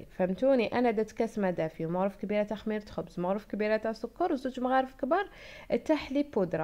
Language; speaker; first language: Arabic; native; Arabic